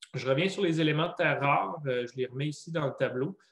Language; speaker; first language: French; native; French